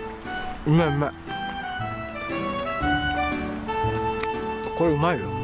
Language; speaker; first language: Japanese; native; Japanese